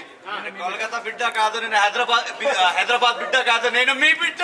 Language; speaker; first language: Telugu; non-native, learner; Hindi